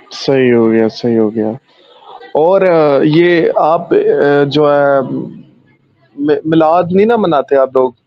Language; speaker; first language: Urdu; native; Urdu